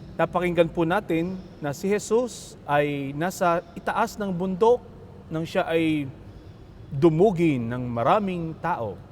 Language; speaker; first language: Filipino; native; Filipino